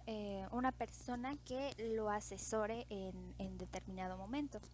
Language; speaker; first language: Spanish; native; Spanish